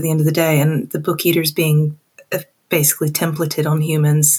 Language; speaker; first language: English; native; English